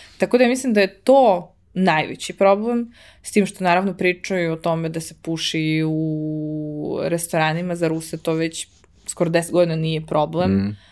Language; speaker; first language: Serbian; early bilingual, heritage; Serbian